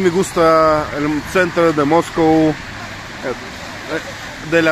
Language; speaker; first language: Spanish; non-native, learner; Russian